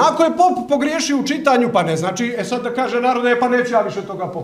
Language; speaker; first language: Croatian; native; Croatian